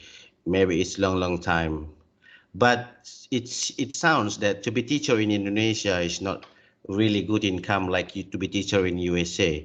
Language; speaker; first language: English; non-native, learner; Indonesian